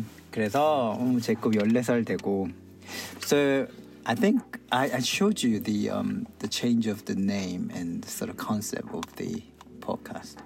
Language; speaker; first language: English; non-native, fluent; Korean